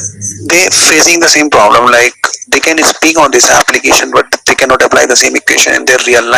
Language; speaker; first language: English; non-native, local second language; Hindi